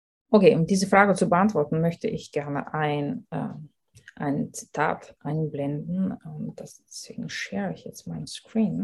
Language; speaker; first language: German; non-native, fluent; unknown